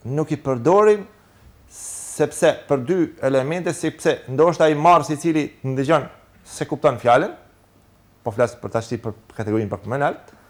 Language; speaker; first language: Albanian; native; Albanian